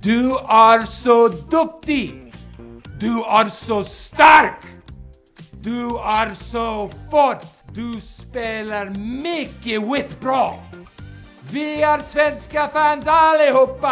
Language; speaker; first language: Swedish; non-native, learner; English